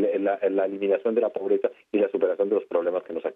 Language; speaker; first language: Spanish; native; Spanish